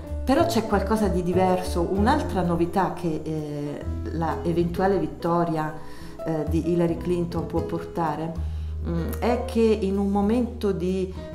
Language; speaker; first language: Italian; native; Italian